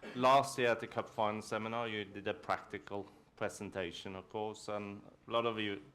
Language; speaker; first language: English; non-native, fluent; Norwegian